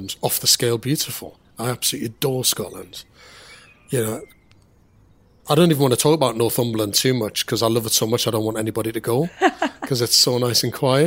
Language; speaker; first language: English; native; English